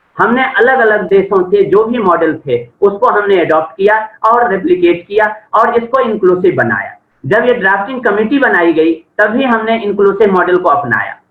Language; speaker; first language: Hindi; native; Hindi